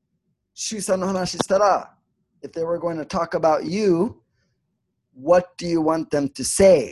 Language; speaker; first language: English; non-native, fluent; Swedish